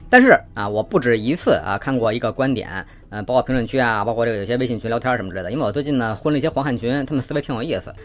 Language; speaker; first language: Chinese; native; Chinese